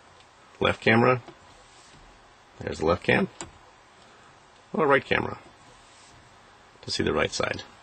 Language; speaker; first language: English; native; English